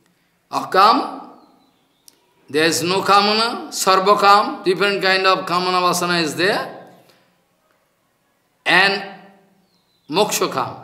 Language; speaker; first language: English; non-native, local second language; Bangla